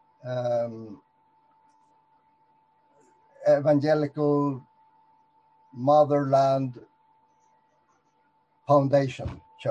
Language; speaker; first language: English; non-native, fluent; Swedish